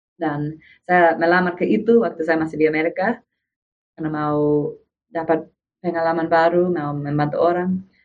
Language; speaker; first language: Indonesian; non-native, fluent; English